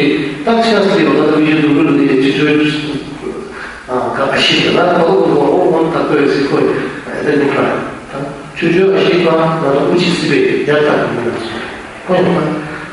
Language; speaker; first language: Russian; non-native, learner; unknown